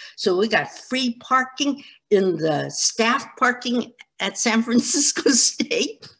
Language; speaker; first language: English; native; English